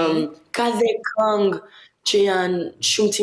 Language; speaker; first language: Albanian; early bilingual, heritage; Albanian